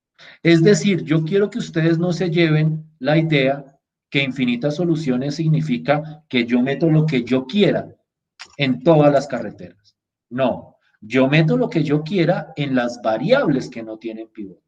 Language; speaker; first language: Spanish; native; Spanish